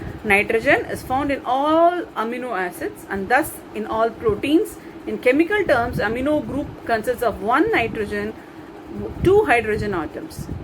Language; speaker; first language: English; non-native, local second language; Tamil